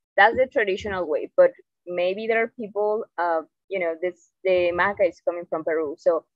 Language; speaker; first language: English; non-native, fluent; Spanish